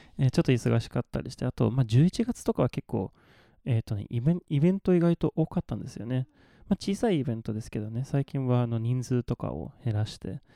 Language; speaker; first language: Japanese; non-native, fluent; Swedish